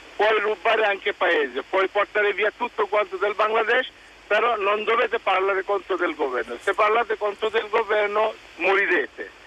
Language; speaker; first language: Italian; non-native, fluent; Bangla